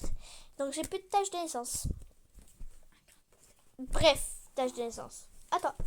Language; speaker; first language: French; native; French